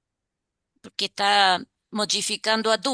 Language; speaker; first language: Portuguese; non-native, learner; Spanish